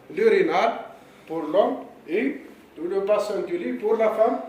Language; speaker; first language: French; non-native, local second language; Arabic